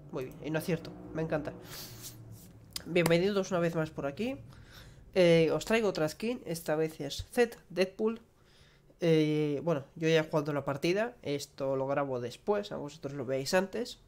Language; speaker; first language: Spanish; native; Spanish